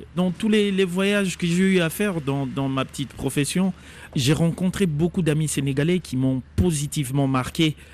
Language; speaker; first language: French; non-native, local second language; Lingala